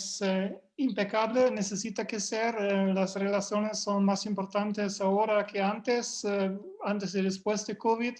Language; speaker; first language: Spanish; non-native, fluent; German